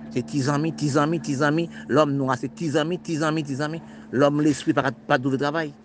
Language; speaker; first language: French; non-native, local second language; Haitian Creole